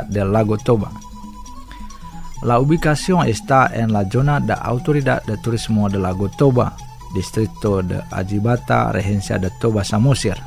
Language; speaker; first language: Spanish; non-native, fluent; Indonesian